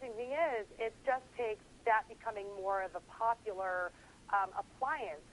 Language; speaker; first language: English; native; English